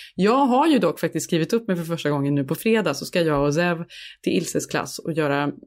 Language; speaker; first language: Swedish; native; Swedish